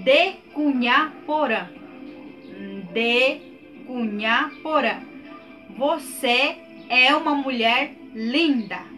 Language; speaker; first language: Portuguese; non-native, local second language; Guarani